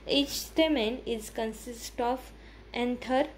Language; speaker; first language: English; non-native, local second language; Marathi